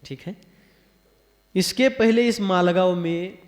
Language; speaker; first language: Hindi; non-native, local second language; Marathi